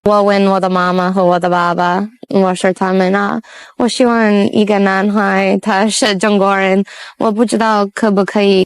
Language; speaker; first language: Chinese; non-native, learner; English